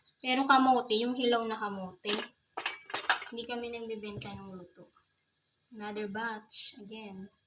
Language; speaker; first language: Filipino; non-native, local second language; Bikol